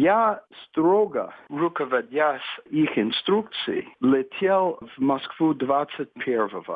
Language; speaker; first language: Russian; non-native, fluent; English